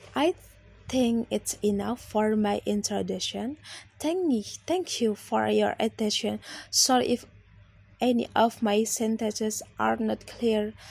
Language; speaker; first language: English; non-native, learner; Indonesian